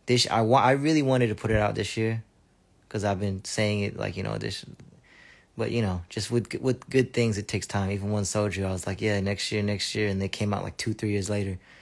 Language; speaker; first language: English; early bilingual, other home language; Korean